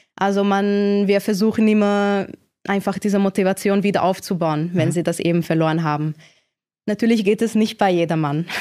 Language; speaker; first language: German; non-native, fluent; Hungarian